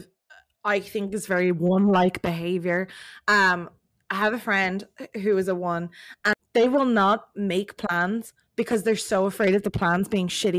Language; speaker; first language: English; native; English